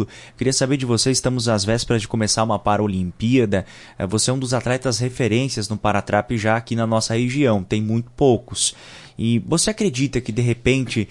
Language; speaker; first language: Portuguese; native; Portuguese